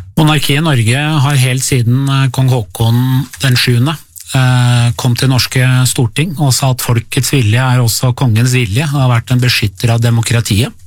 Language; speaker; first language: Norwegian; early bilingual, other home language; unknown